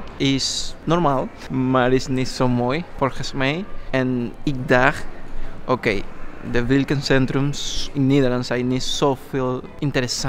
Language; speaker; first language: Dutch; non-native, learner; Spanish